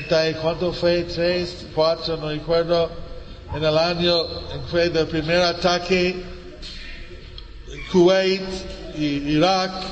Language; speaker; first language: Spanish; non-native, learner; English